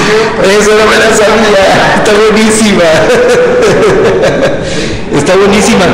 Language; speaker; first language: Spanish; native; Spanish